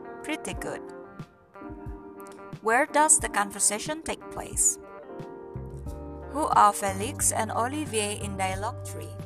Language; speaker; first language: English; non-native, fluent; Indonesian